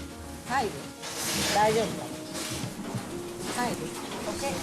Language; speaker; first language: Japanese; native; Japanese